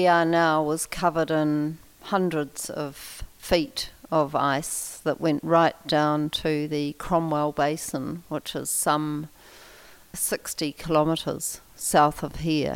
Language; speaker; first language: English; native; English